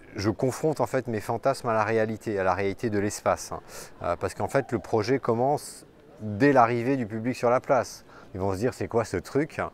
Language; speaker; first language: French; native; French